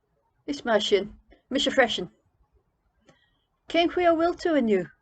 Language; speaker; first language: Irish; non-native, learner; English